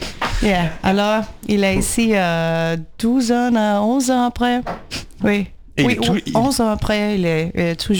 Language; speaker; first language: French; non-native, learner; Portuguese